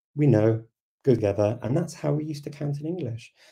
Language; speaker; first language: English; native; English